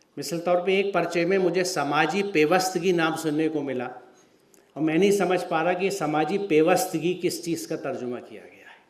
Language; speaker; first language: Urdu; native; Urdu